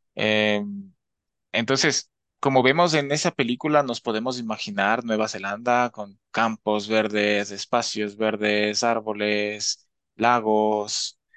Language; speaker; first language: Spanish; native; Spanish